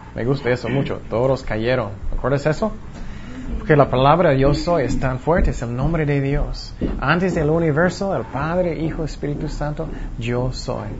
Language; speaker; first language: Spanish; non-native, fluent; English